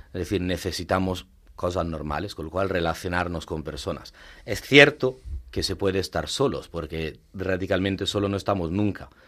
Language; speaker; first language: Spanish; non-native, fluent; Italian